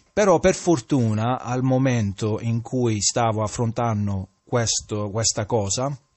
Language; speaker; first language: Italian; non-native, fluent; English